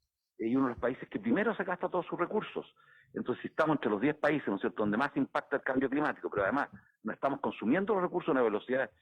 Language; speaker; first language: Spanish; native; Spanish